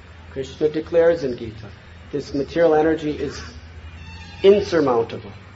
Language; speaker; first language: English; native; English